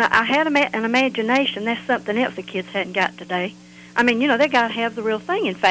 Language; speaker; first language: English; native; English